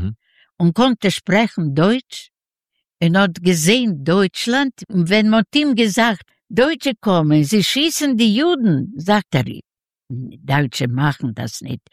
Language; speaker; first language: German; non-native, fluent; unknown